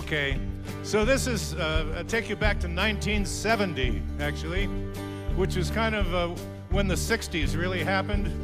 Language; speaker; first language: English; native; English